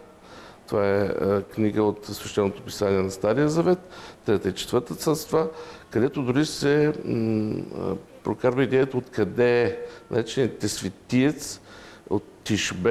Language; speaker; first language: Bulgarian; native; Bulgarian